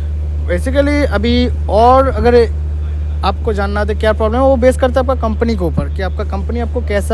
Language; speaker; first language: Hindi; non-native, local second language; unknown